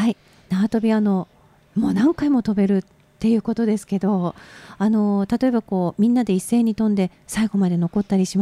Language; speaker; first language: Japanese; native; Japanese